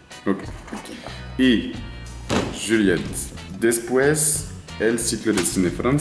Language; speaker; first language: Spanish; non-native, learner; French